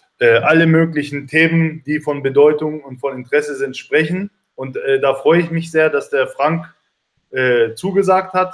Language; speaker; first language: German; early bilingual, other home language; Turkish